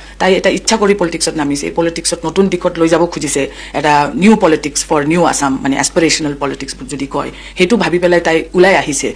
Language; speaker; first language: Assamese; non-native, local second language; Nepali